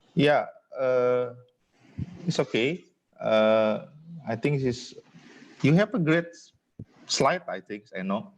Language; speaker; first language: English; non-native, fluent; Indonesian